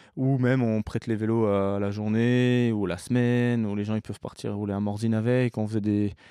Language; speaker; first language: French; early bilingual, other home language; English